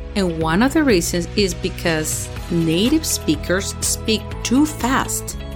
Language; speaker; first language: English; early bilingual, other home language; Spanish